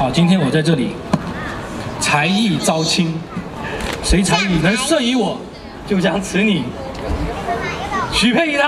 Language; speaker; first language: Chinese; native; Chinese